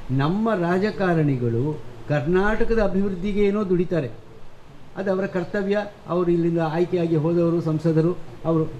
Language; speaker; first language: Kannada; native; Kannada